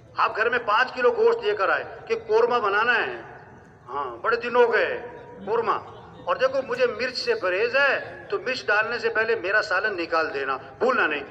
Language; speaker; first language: Urdu; non-native, local second language; Pashto